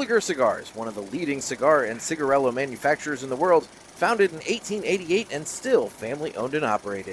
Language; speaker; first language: English; native; English